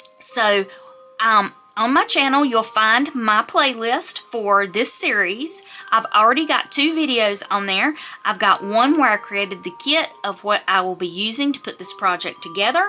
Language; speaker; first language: English; native; English